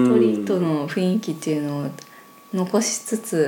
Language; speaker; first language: Japanese; native; Japanese